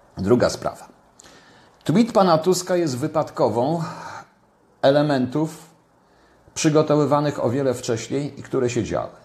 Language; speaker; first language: Polish; native; Polish